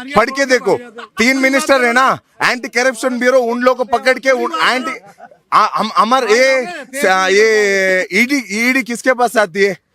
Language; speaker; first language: Hindi; non-native, local second language; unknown